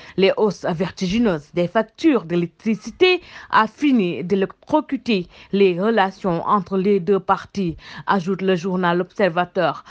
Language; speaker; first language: French; non-native, local second language; Wolof